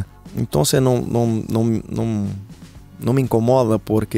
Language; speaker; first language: Spanish; non-native, fluent; Portuguese